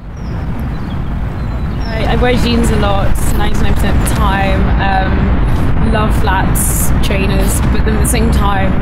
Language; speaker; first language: English; native; English